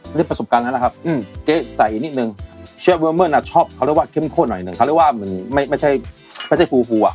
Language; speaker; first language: Thai; non-native, fluent; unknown